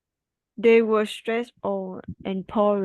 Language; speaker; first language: English; non-native, learner; Vietnamese